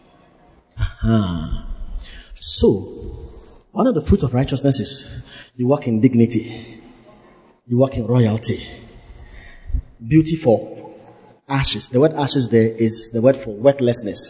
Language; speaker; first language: English; non-native, local second language; Akan